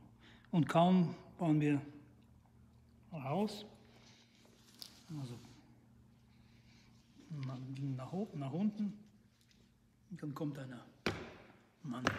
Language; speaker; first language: German; non-native, fluent; Russian